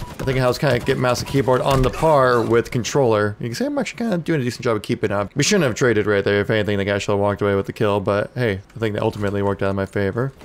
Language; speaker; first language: English; native; English